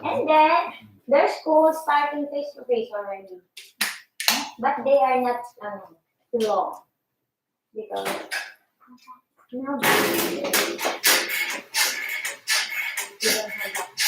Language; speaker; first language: English; non-native, local second language; Filipino